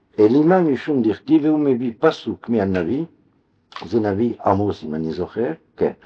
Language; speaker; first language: Hebrew; non-native, fluent; French